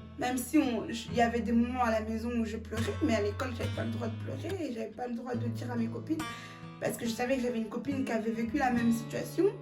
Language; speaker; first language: French; early bilingual, other home language; Lingala